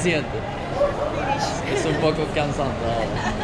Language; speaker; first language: Spanish; non-native, learner; Swedish